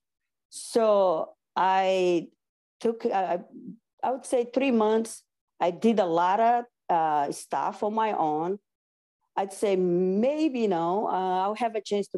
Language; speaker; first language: English; non-native, fluent; Portuguese